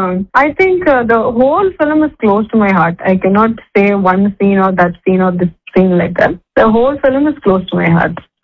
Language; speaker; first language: Telugu; non-native, fluent; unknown